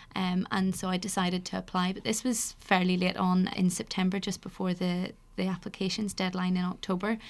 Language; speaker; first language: English; native; English